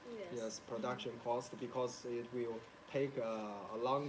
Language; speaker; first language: English; non-native, learner; Chinese